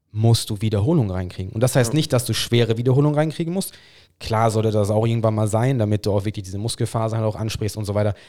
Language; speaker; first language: German; non-native, fluent; English